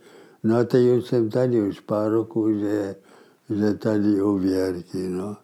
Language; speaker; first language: Czech; early bilingual, heritage; Czech